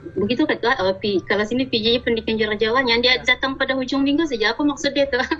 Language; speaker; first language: Malay; native; Malay